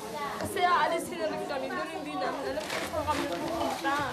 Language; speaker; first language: Filipino; native; Filipino